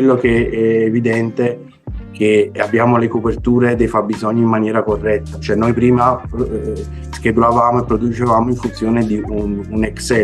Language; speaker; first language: Italian; native; Italian